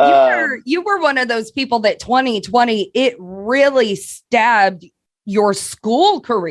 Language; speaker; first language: English; native; English